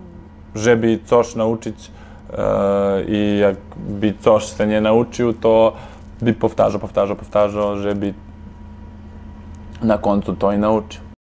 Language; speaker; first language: Polish; non-native, fluent; Serbian